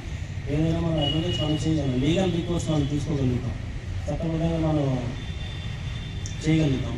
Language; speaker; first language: Telugu; native; Telugu